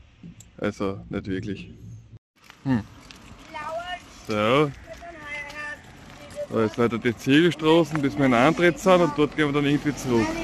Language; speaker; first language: German; native; German